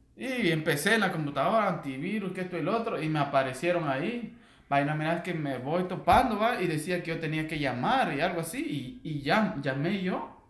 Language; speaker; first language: Spanish; native; Spanish